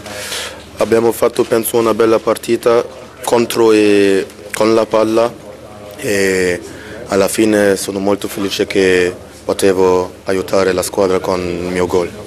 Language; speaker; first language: Italian; non-native, fluent; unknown